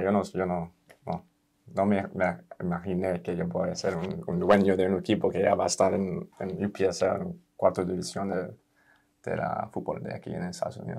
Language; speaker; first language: Spanish; early bilingual, heritage; Spanish